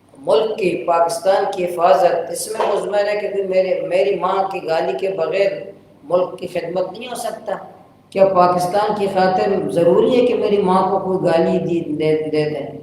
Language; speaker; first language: Urdu; non-native, local second language; Baluchi